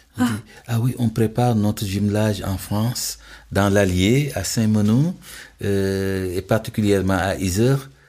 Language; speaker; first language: French; non-native, local second language; Wolof